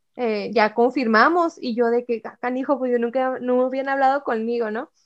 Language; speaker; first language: Spanish; native; Spanish